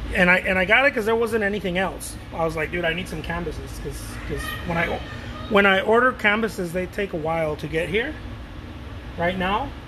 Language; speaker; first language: English; non-native, fluent; Spanish